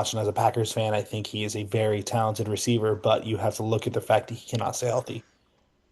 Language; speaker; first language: English; native; English